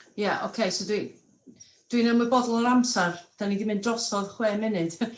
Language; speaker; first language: Welsh; non-native, local second language; English